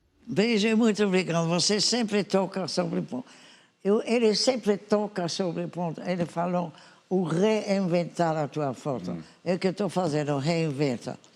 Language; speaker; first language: Portuguese; non-native, fluent; English